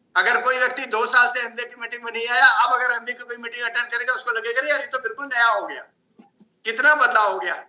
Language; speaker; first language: Hindi; native; Hindi